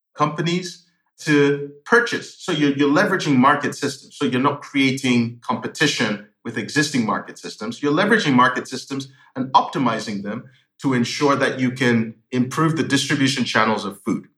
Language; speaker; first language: English; non-native, local second language; Yoruba